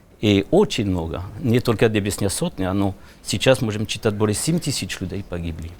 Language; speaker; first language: Russian; non-native, learner; French